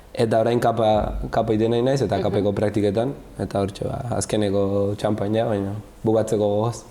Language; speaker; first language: Basque; native; Basque